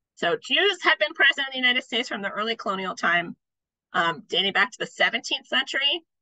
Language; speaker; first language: English; native; English